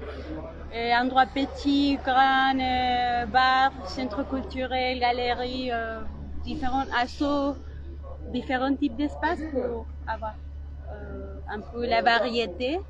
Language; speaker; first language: French; non-native, learner; Spanish